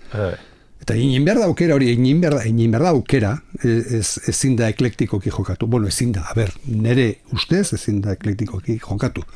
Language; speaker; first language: Basque; non-native, local second language; Spanish